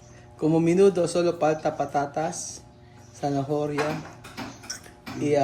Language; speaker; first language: Spanish; non-native, learner; Filipino